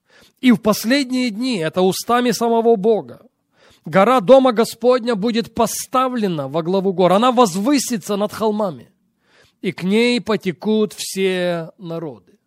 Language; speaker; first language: Russian; native; Russian